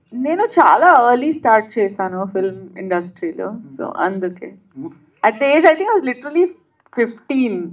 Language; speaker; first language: Telugu; non-native, local second language; Hindi